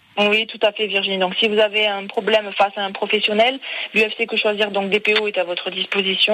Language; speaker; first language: French; native; French